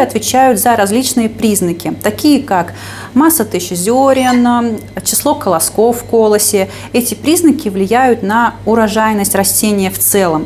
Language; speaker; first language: Russian; native; Russian